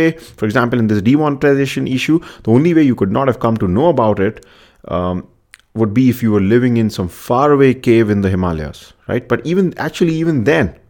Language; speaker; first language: English; non-native, local second language; Hindi